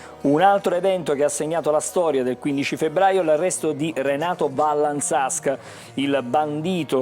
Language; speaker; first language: Italian; native; Italian